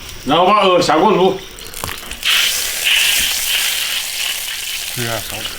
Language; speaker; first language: Chinese; native; Chinese